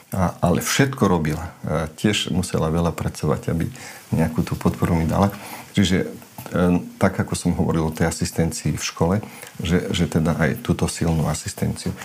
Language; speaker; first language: Slovak; non-native, local second language; Romany